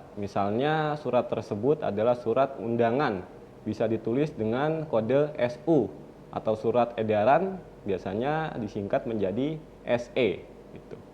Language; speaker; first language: Indonesian; native; Indonesian